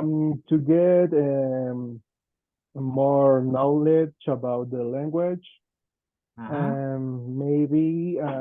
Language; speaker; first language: English; non-native, fluent; Spanish